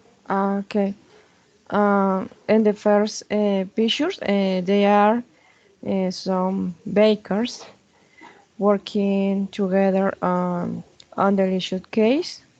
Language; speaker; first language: English; non-native, learner; Spanish